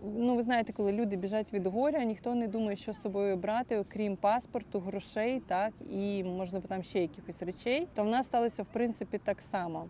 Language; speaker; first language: Ukrainian; non-native, local second language; Russian